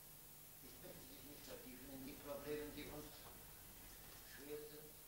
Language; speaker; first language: German; non-native, fluent; Lithuanian